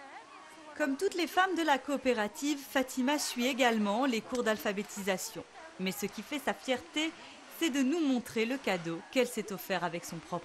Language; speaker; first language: French; native; French